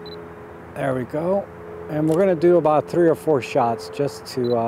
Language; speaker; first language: English; native; English